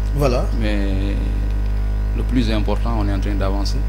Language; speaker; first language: French; non-native, local second language; Fula